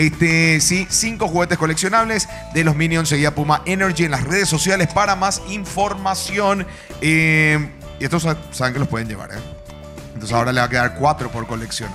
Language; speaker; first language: Spanish; native; Spanish